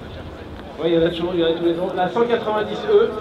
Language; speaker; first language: French; native; French